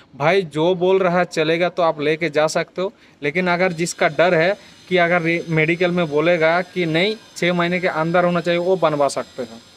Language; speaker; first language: Hindi; non-native, local second language; Bangla